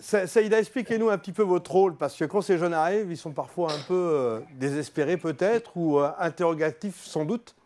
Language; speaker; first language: French; native; French